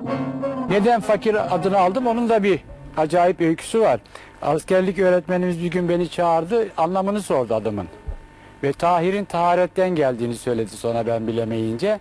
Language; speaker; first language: Turkish; native; Turkish